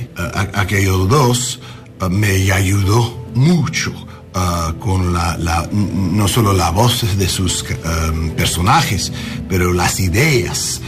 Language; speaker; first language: Spanish; non-native, learner; English